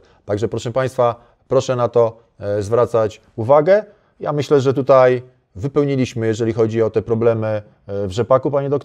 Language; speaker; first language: Polish; native; Polish